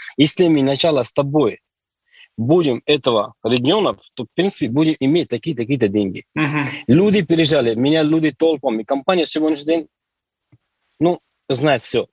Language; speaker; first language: Russian; non-native, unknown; Hindi